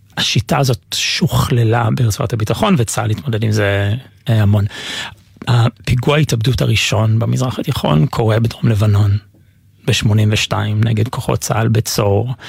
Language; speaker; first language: Hebrew; non-native, fluent; English